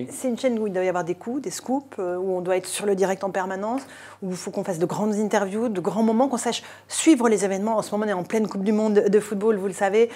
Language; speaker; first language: French; native; French